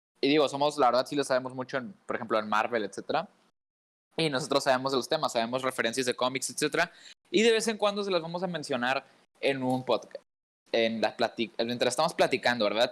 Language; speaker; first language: Spanish; native; Spanish